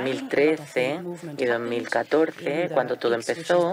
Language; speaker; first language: Spanish; non-native, fluent; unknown